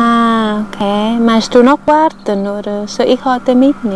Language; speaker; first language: German; non-native, learner; Vietnamese